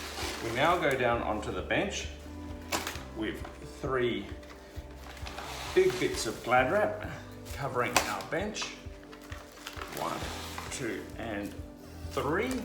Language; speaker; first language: English; native; English